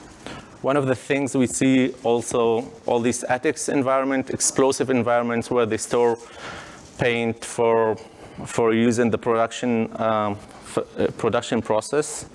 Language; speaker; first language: English; non-native, fluent; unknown